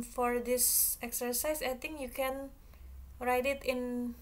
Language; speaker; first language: English; non-native, fluent; Javanese